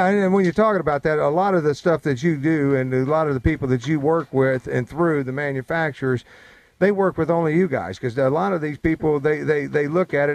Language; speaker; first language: English; native; English